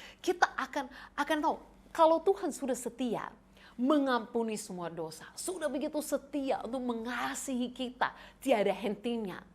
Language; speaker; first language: Indonesian; non-native, fluent; English